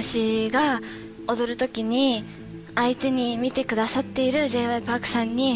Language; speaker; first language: Japanese; native; Japanese